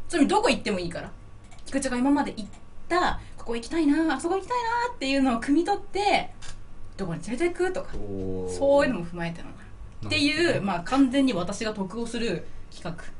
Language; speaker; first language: Japanese; native; Japanese